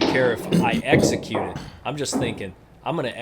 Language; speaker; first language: English; native; English